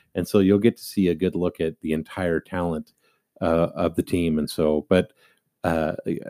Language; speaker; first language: English; native; English